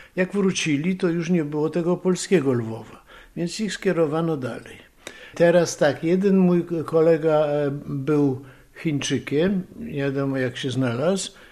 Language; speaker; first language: Polish; early bilingual, other home language; Russian